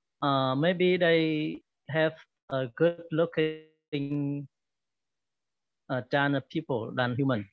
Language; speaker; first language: English; non-native, learner; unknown